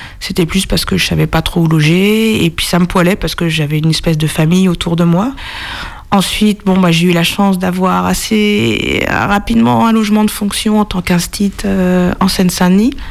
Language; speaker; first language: French; native; French